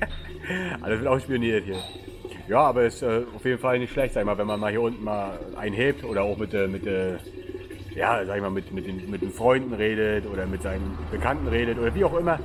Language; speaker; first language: German; native; German